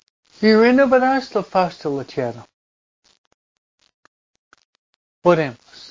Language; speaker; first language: Spanish; non-native, fluent; English